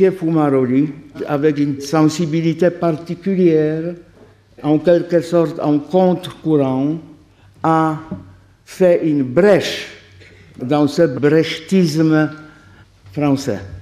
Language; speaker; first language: French; non-native, fluent; Polish